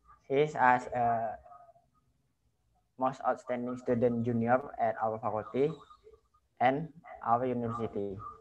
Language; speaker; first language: English; non-native, learner; Indonesian